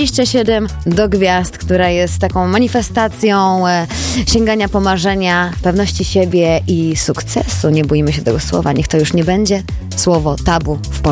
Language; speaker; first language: Polish; native; Polish